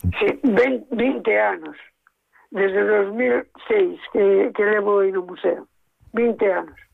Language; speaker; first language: Galician; native; Galician